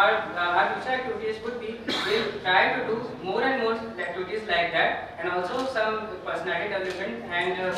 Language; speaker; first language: English; non-native, local second language; Hindi